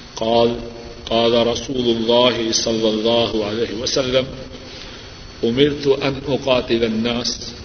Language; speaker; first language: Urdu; non-native, local second language; Punjabi